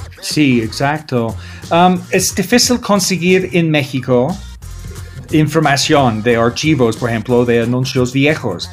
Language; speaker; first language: Spanish; non-native, learner; English